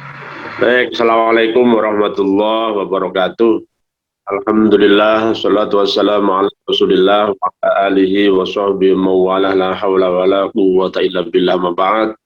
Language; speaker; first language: Malay; native; Malay